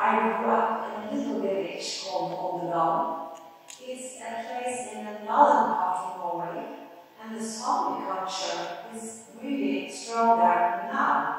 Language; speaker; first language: English; non-native, fluent; Norwegian